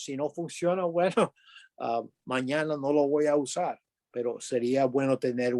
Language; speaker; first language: Spanish; early bilingual, other home language; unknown